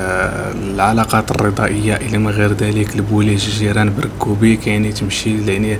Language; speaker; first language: Arabic; native; Arabic